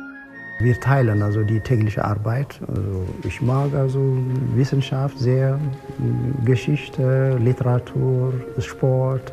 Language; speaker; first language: German; non-native, fluent; Amharic